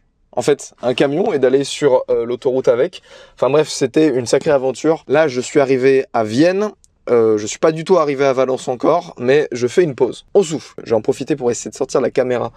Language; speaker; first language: French; native; French